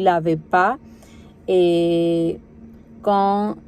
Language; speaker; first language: French; non-native, learner; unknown